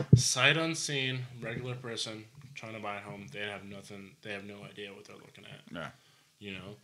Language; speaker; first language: English; native; English